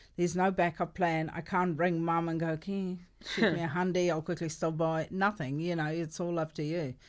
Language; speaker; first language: English; non-native, local second language; Afrikaans